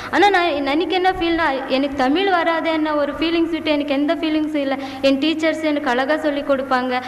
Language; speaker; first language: Tamil; non-native, local second language; Kannada